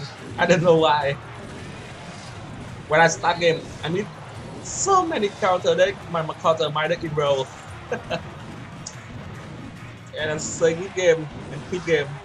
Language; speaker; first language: English; non-native, learner; Vietnamese